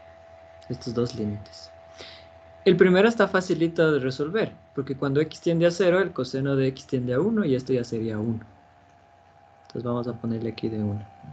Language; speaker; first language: Spanish; native; Spanish